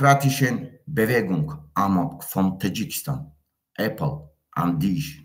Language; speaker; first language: German; non-native, learner; Tajik